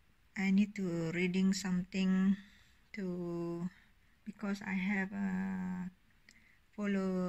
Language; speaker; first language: English; non-native, learner; Indonesian